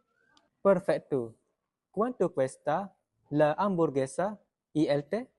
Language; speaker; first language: Spanish; non-native, learner; Malay